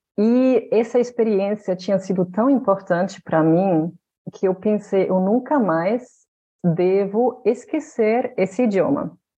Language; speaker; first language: Portuguese; non-native, fluent; German